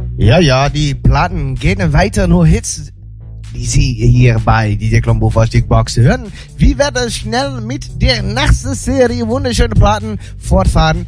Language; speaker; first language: German; non-native, learner; Dutch